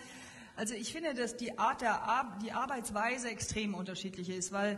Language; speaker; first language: German; native; German